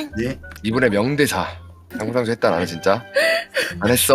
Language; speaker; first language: Korean; native; Korean